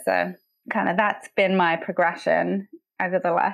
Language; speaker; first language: English; native; English